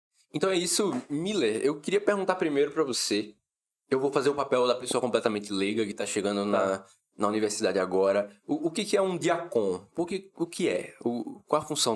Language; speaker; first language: Portuguese; native; Portuguese